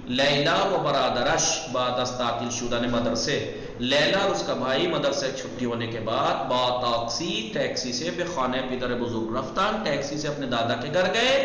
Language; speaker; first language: Urdu; native; Urdu